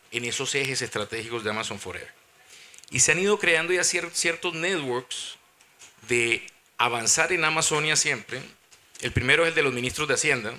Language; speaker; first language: Spanish; native; Spanish